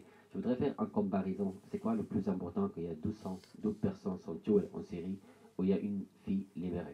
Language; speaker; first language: French; non-native, learner; Arabic